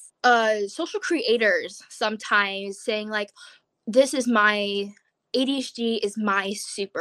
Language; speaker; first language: English; native; English